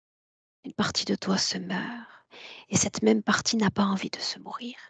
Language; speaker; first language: French; native; French